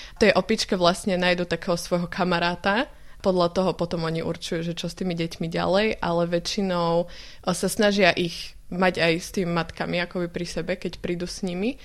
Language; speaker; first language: Slovak; native; Slovak